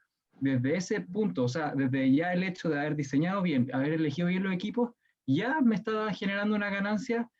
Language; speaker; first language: Spanish; native; Spanish